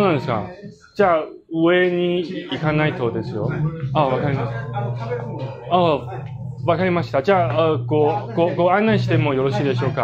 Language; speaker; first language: Japanese; non-native, learner; English